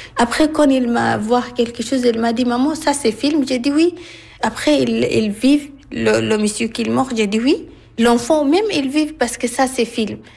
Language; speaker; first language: French; non-native, learner; Arabic